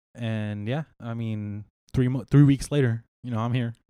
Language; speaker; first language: English; native; English